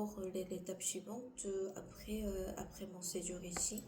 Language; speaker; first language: French; non-native, learner; Korean